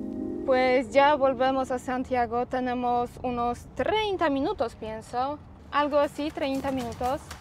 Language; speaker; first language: Spanish; non-native, fluent; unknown